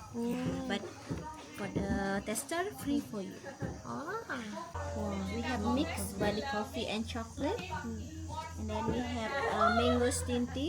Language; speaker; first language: English; non-native, learner; Indonesian